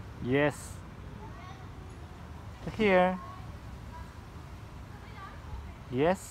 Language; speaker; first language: English; non-native, learner; Chinese